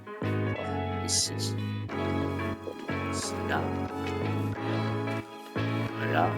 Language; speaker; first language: French; native; French